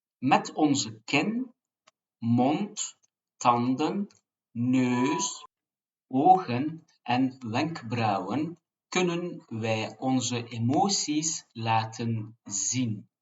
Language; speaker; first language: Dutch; non-native, fluent; Turkish